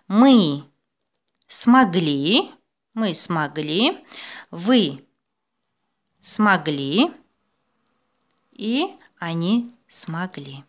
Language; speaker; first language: Russian; non-native, local second language; Azerbaijani